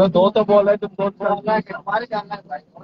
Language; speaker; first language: Hindi; non-native, local second language; Bangla